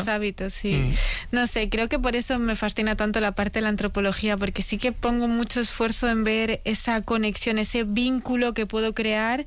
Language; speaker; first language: Spanish; native; Spanish